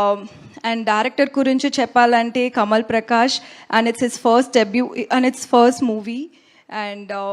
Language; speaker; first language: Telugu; non-native, learner; Tamil